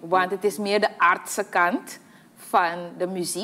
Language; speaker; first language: Dutch; native; Dutch